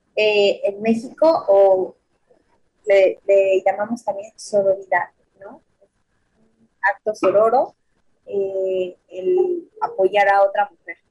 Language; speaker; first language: Spanish; native; Spanish